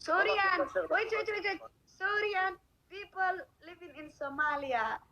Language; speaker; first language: English; non-native, learner; Somali